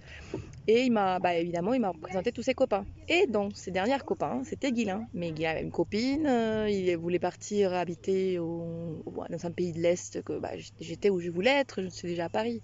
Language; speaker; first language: French; non-native, fluent; Spanish